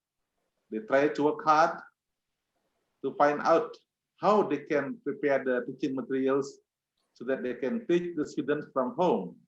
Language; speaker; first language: English; non-native, fluent; Indonesian